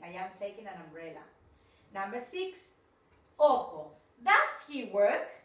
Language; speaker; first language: English; non-native, fluent; Spanish